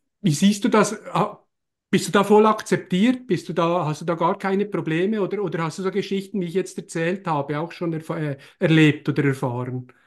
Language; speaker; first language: German; native; German